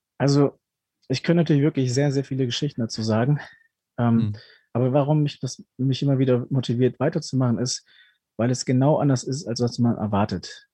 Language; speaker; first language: German; early bilingual, other home language; Spanish